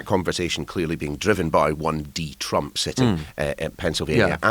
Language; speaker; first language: English; native; English